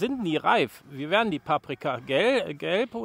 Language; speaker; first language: German; native; German